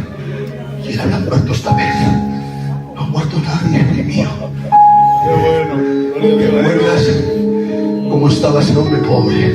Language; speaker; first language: Spanish; native; Spanish